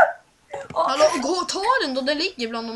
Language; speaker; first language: Swedish; native; Swedish